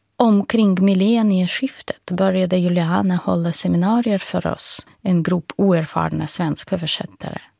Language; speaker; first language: Swedish; non-native, fluent; Russian